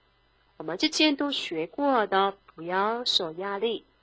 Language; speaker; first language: Chinese; non-native, fluent; Korean